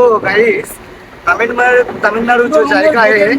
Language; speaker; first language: Hindi; non-native, local second language; Bangla